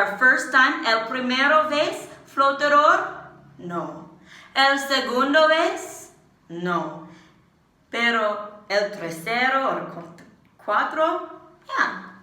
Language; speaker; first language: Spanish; non-native, learner; English